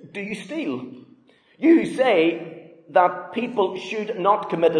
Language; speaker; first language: English; native; English